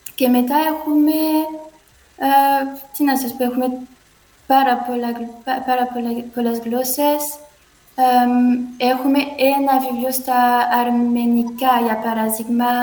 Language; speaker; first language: Greek; non-native, learner; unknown